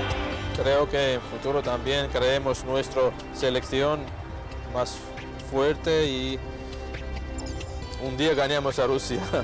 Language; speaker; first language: Spanish; non-native, fluent; Georgian